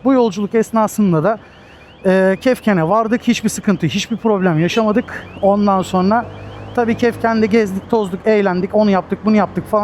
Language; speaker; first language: Turkish; native; Turkish